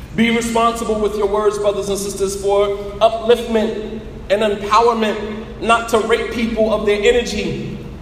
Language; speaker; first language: English; native; English